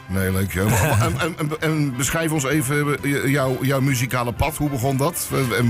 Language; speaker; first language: Dutch; native; Dutch